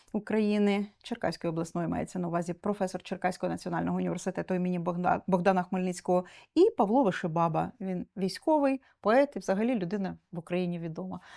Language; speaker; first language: Ukrainian; native; Ukrainian